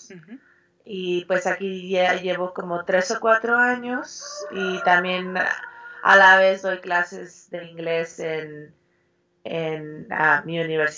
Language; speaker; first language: Spanish; early bilingual, heritage; Spanish